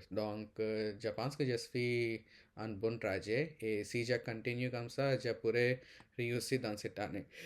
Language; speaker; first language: French; non-native, learner; Telugu